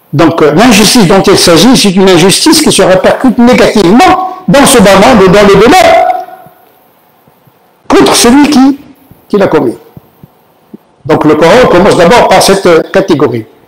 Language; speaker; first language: French; native; French